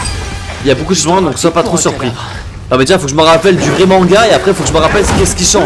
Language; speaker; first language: French; native; French